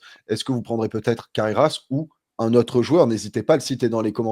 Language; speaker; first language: French; native; French